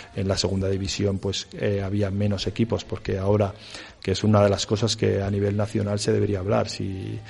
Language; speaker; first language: Spanish; native; Spanish